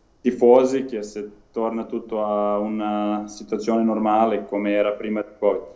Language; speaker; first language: Italian; non-native, learner; Serbian